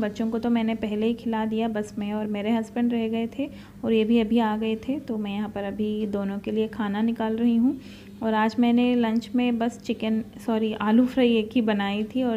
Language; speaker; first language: Hindi; native; Hindi